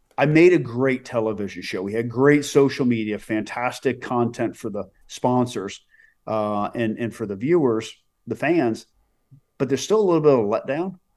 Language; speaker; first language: English; native; English